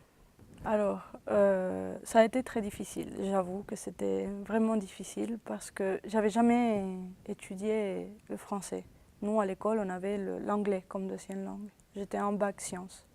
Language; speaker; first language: French; non-native, fluent; Spanish